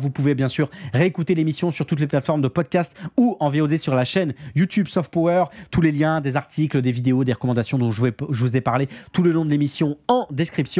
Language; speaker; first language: French; native; French